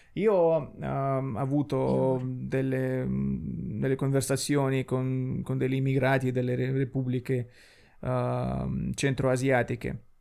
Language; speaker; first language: Italian; non-native, fluent; Russian